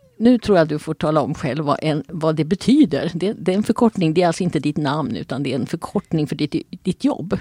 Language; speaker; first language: Swedish; native; Swedish